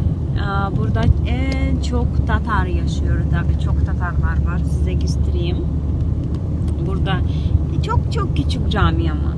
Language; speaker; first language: Turkish; non-native, learner; Russian